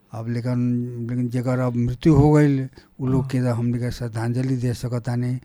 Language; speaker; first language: Bhojpuri; non-native, local second language; Nepali